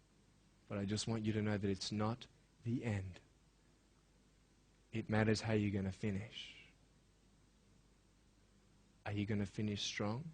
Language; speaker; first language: English; native; English